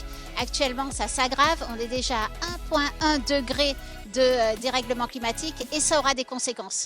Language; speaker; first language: French; native; French